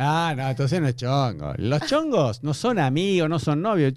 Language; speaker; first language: Spanish; native; Spanish